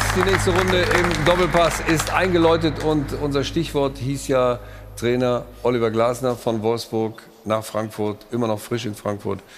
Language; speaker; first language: German; native; German